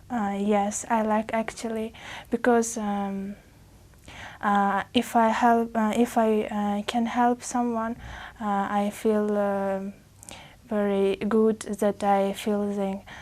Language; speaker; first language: English; non-native, learner; Uzbek